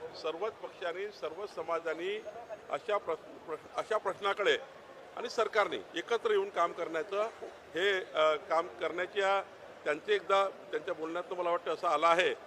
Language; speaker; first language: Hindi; non-native, local second language; Marathi